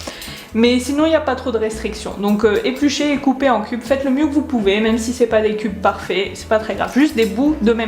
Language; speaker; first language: French; native; French